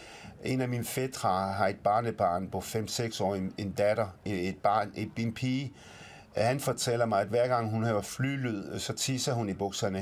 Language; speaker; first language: Danish; early bilingual, other home language; Arabic